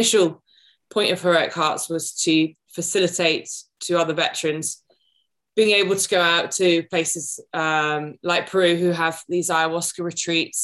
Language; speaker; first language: English; native; English